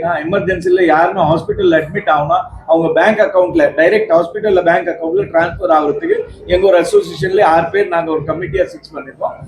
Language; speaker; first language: Tamil; non-native, local second language; Marwari